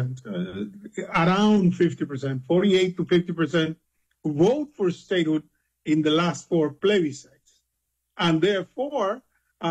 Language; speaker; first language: English; non-native, fluent; Spanish